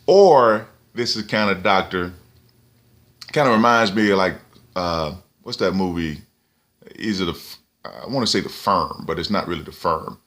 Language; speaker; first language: English; native; English